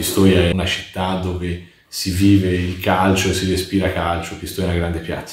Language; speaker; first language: Italian; native; Italian